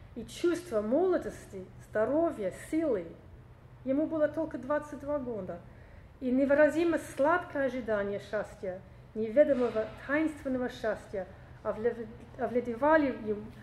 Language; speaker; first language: Russian; non-native, fluent; English